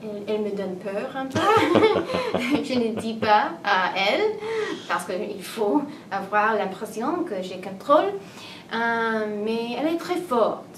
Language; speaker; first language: French; non-native, learner; English